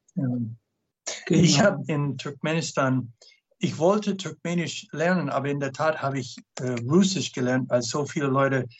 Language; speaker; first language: German; non-native, fluent; English